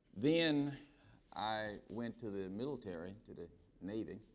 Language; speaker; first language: English; native; English